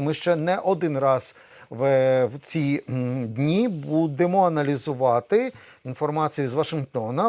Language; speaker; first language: Ukrainian; native; Ukrainian